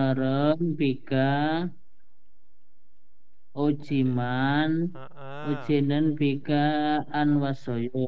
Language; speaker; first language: Korean; non-native, learner; Indonesian